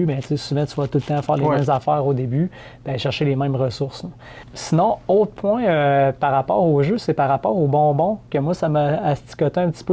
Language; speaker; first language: French; native; French